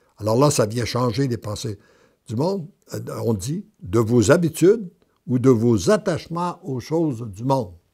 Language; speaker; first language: French; native; French